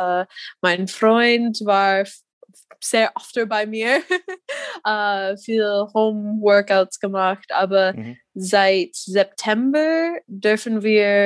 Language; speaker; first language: German; non-native, fluent; English